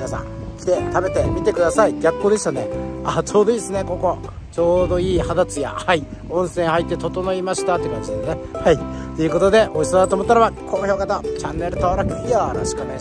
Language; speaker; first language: Japanese; native; Japanese